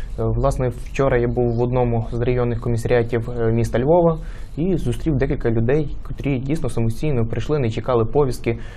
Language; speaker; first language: Ukrainian; native; Ukrainian